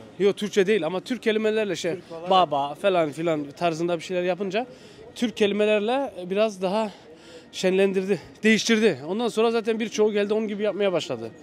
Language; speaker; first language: Turkish; early bilingual, heritage; Turkish